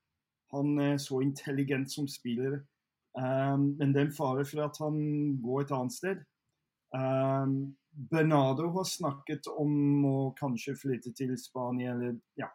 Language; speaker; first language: Norwegian; non-native, fluent; English